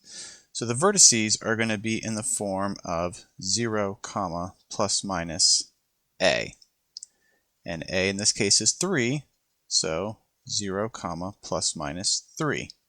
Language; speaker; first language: English; native; English